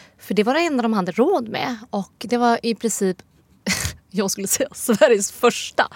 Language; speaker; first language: Swedish; early bilingual, other home language; Persian